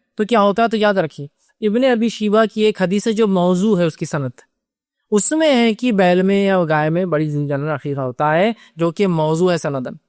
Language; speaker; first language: Urdu; native; Urdu